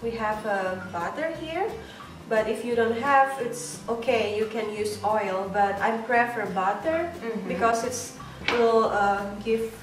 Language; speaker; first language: English; non-native, learner; Indonesian